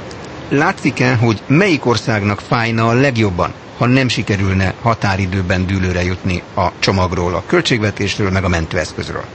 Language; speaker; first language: Hungarian; native; Hungarian